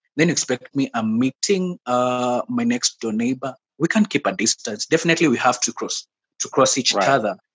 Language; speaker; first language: English; non-native, local second language; Swahili